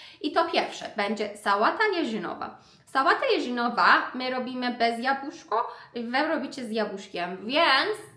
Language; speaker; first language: Polish; non-native, learner; Persian